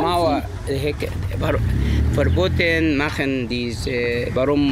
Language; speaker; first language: German; non-native, learner; Arabic